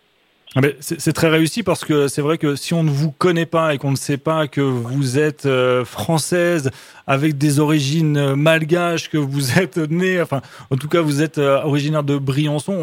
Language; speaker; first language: French; native; French